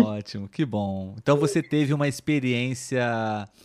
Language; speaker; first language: Portuguese; non-native, learner; Spanish